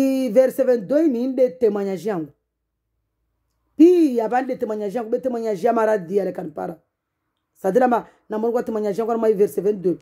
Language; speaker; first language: French; non-native, local second language; Comorian